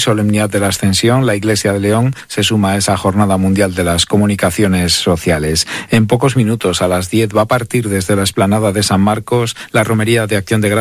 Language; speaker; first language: Spanish; native; Spanish